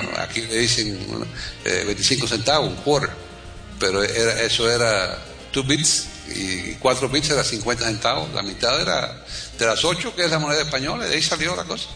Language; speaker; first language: Spanish; native; Spanish